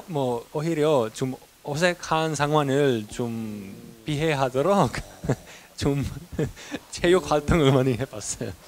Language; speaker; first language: Korean; non-native, fluent; Finnish